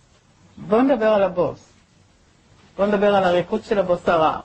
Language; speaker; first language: Hebrew; native; Hebrew